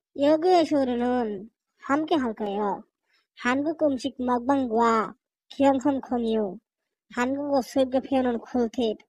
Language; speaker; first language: Korean; non-native, fluent; Bangla